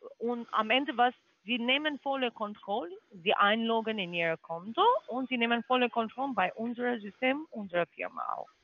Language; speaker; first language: German; non-native, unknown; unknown